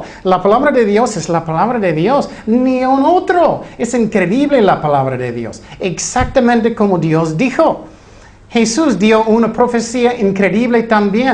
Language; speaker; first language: Spanish; non-native, fluent; English